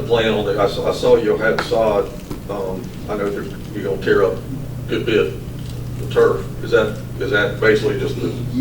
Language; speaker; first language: English; native; English